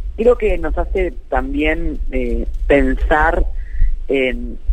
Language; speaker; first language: Spanish; native; Spanish